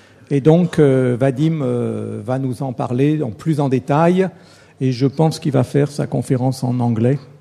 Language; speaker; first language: French; native; French